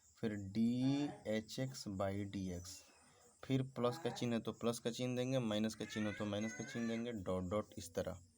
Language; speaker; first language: Hindi; native; Hindi